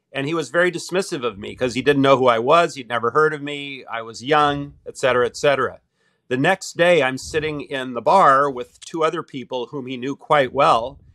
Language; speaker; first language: English; native; English